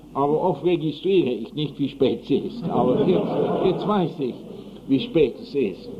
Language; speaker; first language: German; non-native, fluent; English